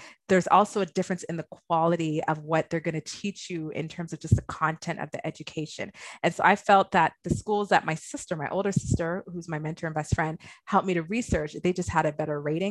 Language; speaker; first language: English; native; English